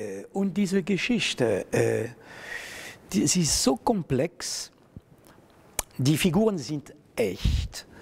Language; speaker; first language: German; non-native, fluent; French